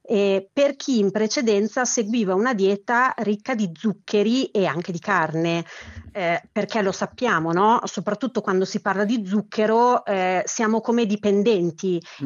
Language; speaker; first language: Italian; native; Italian